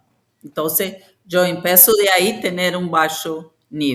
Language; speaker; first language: Spanish; non-native, fluent; Portuguese